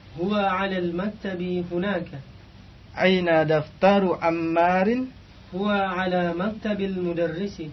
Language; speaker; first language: Arabic; non-native, learner; Indonesian